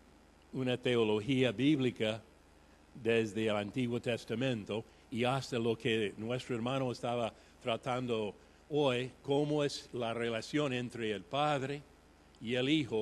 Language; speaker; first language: Spanish; non-native, fluent; English